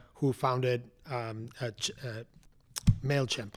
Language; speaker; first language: English; non-native, fluent; Spanish